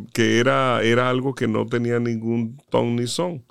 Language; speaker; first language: Spanish; native; Spanish